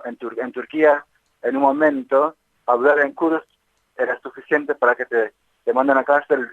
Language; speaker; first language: Spanish; non-native, fluent; Kurdish